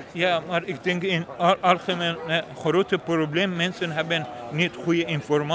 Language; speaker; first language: Dutch; non-native, learner; Persian